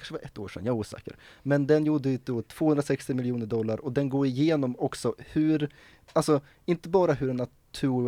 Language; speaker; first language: Swedish; native; Swedish